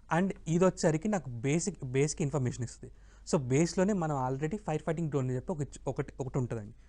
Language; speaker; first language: Telugu; native; Telugu